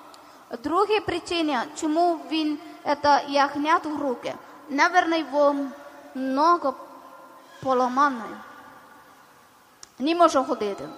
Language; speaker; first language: Ukrainian; non-native, learner; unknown